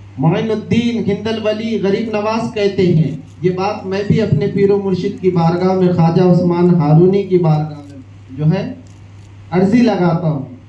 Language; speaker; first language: Urdu; native; Urdu